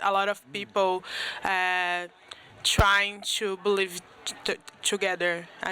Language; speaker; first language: English; non-native, learner; Portuguese